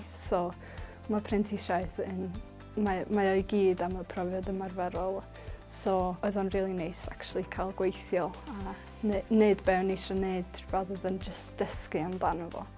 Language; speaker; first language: Welsh; native; Welsh